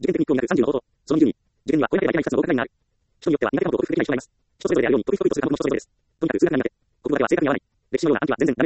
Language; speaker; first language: Japanese; native; Japanese